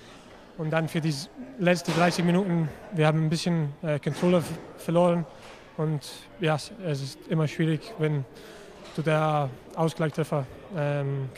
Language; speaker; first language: German; non-native, learner; English